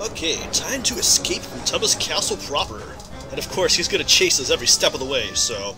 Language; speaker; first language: English; native; English